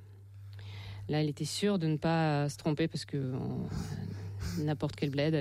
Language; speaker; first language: French; non-native, fluent; Russian